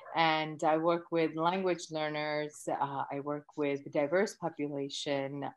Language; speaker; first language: English; early bilingual, other home language; Gujarati